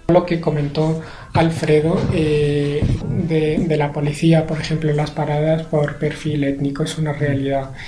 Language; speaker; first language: Spanish; early bilingual, other home language; Arabic